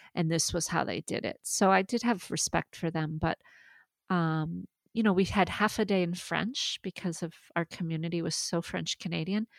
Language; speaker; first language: English; early bilingual, other home language; French